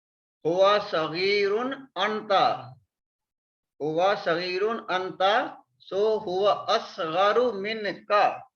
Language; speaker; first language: Arabic; non-native, fluent; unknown